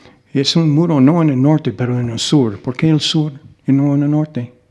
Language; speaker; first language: Spanish; non-native, fluent; English